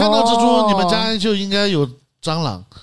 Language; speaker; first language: Chinese; native; Chinese